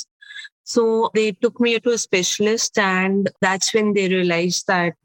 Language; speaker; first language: English; non-native, local second language; Hindi